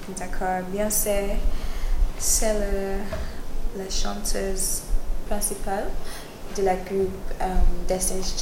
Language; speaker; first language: French; non-native, learner; English